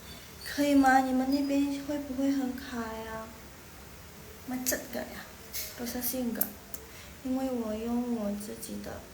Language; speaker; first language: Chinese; non-native, fluent; Indonesian